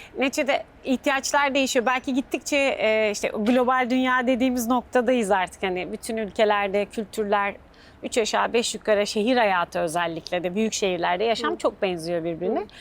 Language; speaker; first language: Turkish; native; Turkish